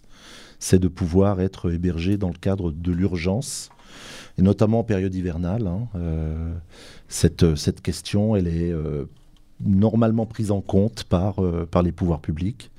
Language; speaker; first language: French; native; French